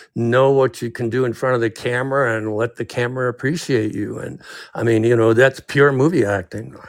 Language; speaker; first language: English; native; English